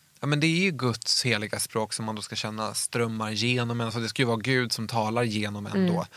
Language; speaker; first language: Swedish; early bilingual, other home language; Serbian